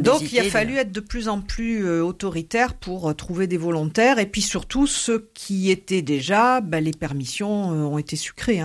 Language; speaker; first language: French; native; French